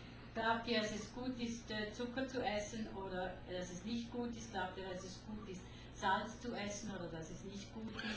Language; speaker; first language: German; non-native, fluent; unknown